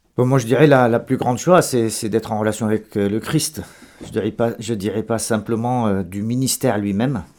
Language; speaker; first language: French; non-native, local second language; Arabic